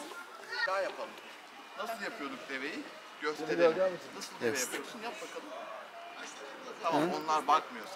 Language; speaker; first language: Turkish; native; Turkish